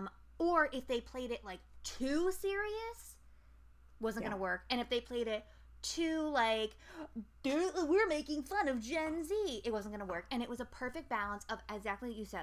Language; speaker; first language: English; native; English